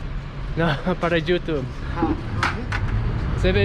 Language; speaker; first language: Spanish; non-native, learner; English